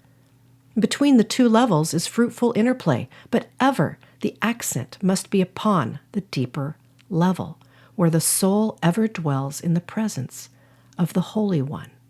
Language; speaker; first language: English; native; English